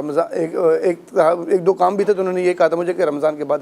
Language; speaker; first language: Urdu; native; Urdu